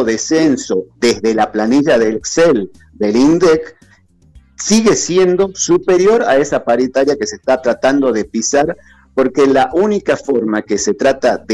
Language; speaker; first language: Spanish; native; Spanish